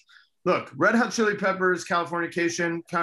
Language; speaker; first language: English; early bilingual, other home language; Spanish